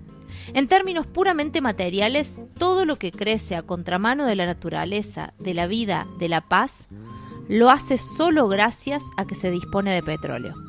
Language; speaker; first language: Spanish; native; Spanish